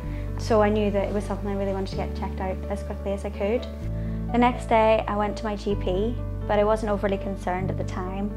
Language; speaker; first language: English; native; English